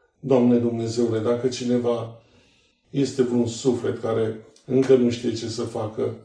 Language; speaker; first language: Romanian; native; Romanian